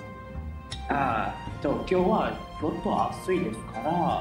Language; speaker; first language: Japanese; non-native, learner; Malay